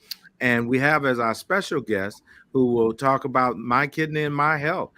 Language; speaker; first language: English; native; English